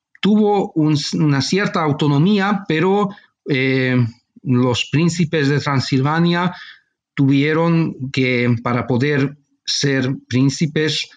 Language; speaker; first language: Spanish; non-native, fluent; Hungarian